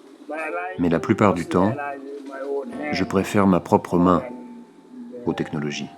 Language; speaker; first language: French; non-native, learner; Thai